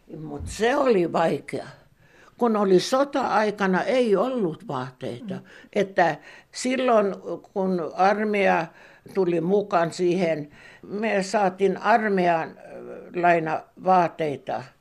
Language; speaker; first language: Finnish; non-native, local second language; Swedish